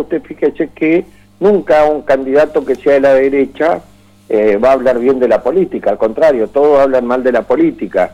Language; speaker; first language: Spanish; native; Spanish